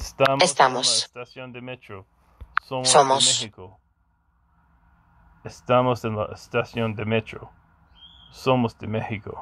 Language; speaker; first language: Spanish; non-native, learner; English